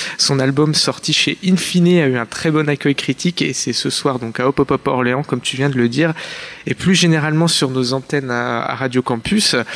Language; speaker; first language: French; native; French